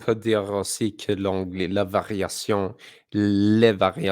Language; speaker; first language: French; non-native, fluent; English